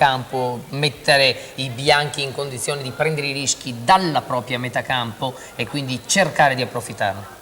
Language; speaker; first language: Italian; native; Italian